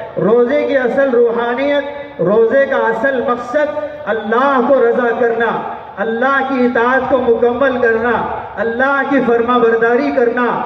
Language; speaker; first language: Urdu; native; Urdu